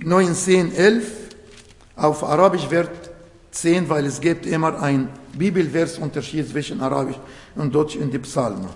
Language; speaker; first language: German; non-native, fluent; Arabic